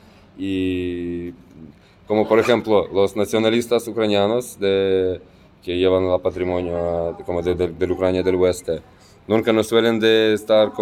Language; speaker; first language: Spanish; non-native, fluent; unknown